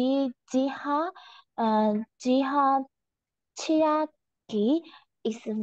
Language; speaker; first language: Korean; non-native, learner; Burmese